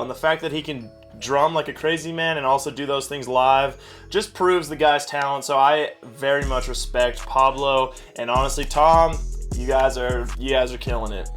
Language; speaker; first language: English; native; English